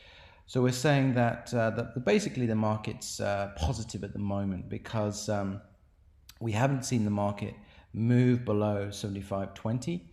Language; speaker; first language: English; native; English